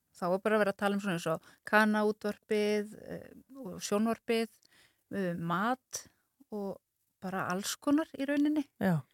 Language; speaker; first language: Icelandic; native; Icelandic